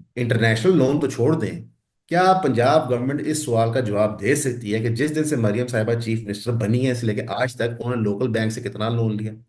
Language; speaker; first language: Urdu; non-native, local second language; Punjabi